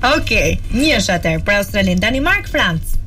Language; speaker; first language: Albanian; native; Albanian